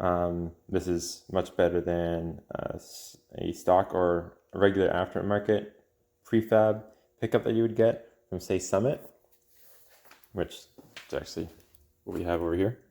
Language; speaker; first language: English; native; English